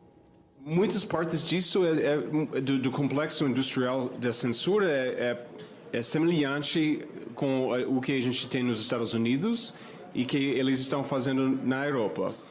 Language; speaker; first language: Portuguese; non-native, fluent; English